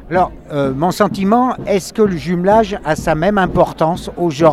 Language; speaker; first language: French; native; French